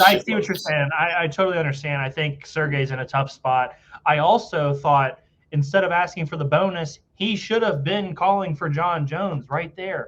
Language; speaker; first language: English; native; English